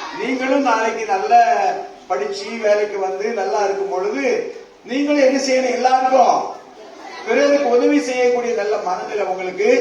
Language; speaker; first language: Tamil; native; Tamil